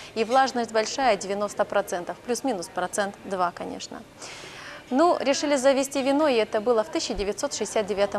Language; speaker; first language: Russian; non-native, local second language; Romanian